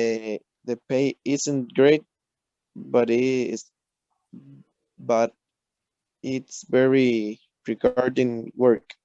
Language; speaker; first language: English; non-native, learner; Spanish